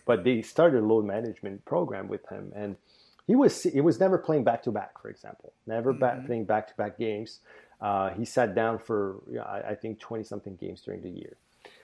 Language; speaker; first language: English; non-native, fluent; French